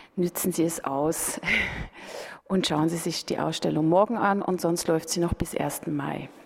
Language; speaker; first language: German; native; German